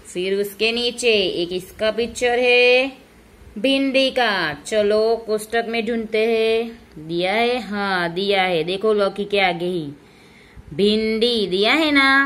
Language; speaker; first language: Hindi; non-native, local second language; Gujarati